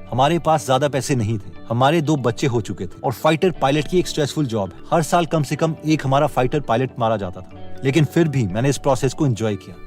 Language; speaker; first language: Hindi; native; Hindi